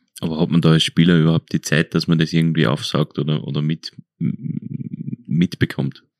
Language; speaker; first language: German; native; German